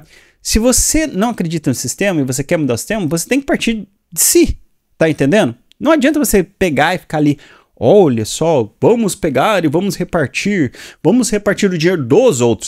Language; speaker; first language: Portuguese; native; Portuguese